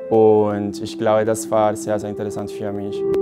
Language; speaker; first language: German; non-native, local second language; Spanish